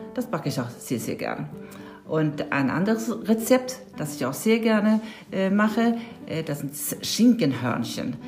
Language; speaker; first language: German; non-native, fluent; Swedish